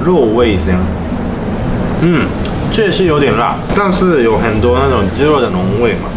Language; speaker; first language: Chinese; non-native, fluent; Japanese